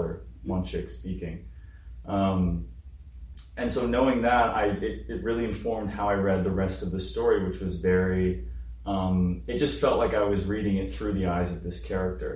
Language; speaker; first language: English; native; English